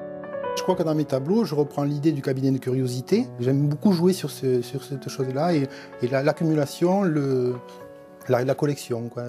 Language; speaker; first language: French; native; French